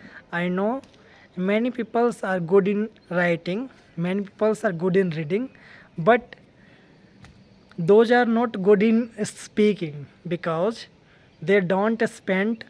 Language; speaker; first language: English; non-native, learner; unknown